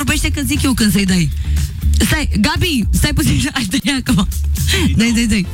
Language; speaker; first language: Romanian; native; Romanian